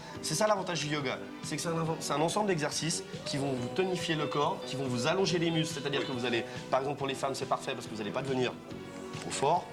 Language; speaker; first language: French; native; French